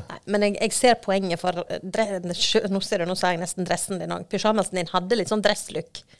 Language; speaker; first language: Norwegian; native; Norwegian